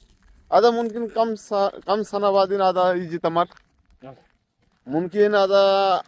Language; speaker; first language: Arabic; non-native, learner; Bangla